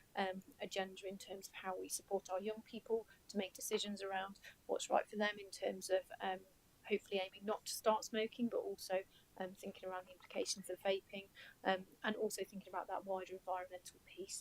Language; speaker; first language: English; native; English